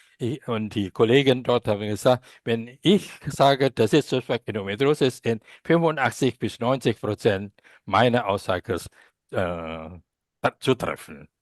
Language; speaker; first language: German; non-native, fluent; Indonesian